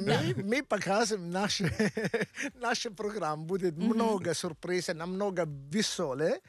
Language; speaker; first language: Russian; non-native, learner; Italian